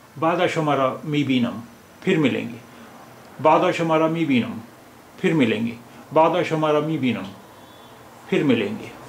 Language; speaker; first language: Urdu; native; Urdu